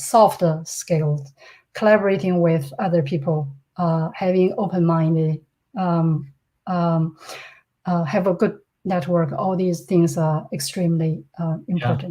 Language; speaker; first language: English; non-native, fluent; Chinese